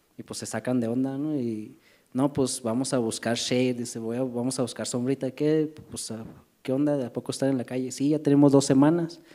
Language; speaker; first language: Spanish; early bilingual, heritage; Spanish